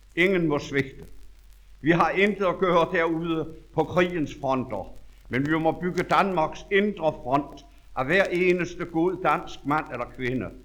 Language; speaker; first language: Danish; native; Danish